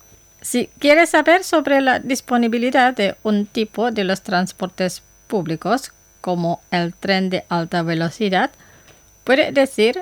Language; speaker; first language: Spanish; non-native, fluent; Indonesian